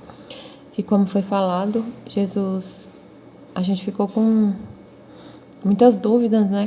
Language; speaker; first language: Portuguese; native; Portuguese